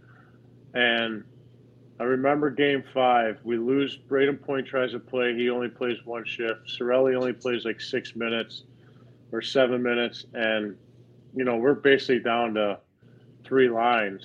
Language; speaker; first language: English; native; English